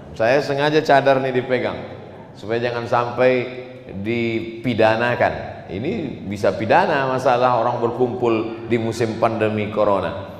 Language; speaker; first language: Indonesian; native; Indonesian